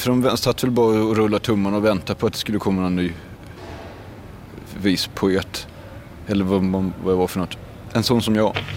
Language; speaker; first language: Swedish; native; Swedish